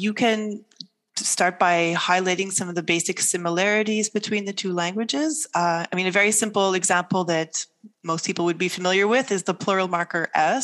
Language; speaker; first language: English; native; English